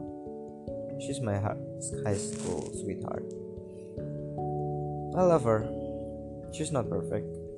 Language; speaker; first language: English; non-native, fluent; Indonesian